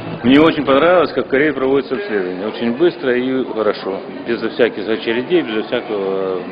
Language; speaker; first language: Russian; native; Russian